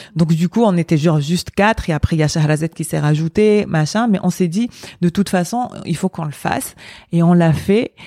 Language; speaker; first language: French; non-native, local second language; Arabic